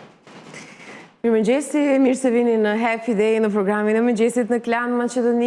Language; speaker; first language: Albanian; native; Albanian